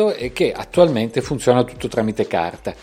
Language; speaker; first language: Italian; native; Italian